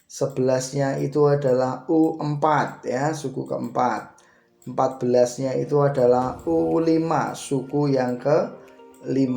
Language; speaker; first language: Indonesian; native; Indonesian